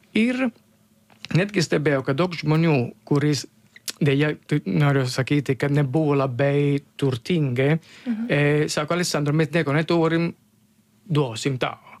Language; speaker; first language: Lithuanian; non-native, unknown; Italian